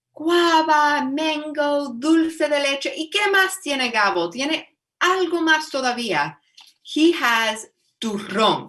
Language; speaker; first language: Spanish; early bilingual, heritage; Spanish